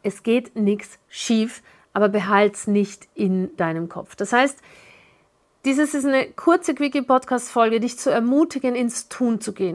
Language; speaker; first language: German; native; German